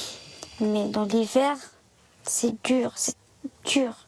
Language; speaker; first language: French; non-native, learner; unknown